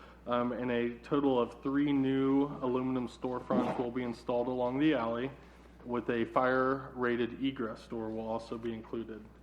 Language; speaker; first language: English; native; English